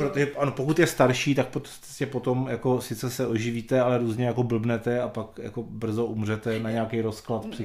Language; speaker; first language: Czech; native; Czech